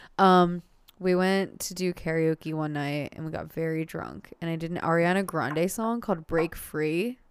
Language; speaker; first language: English; native; English